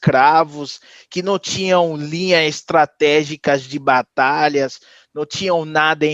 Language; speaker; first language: Portuguese; non-native, fluent; Haitian Creole